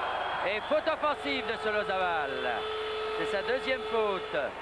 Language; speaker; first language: French; native; French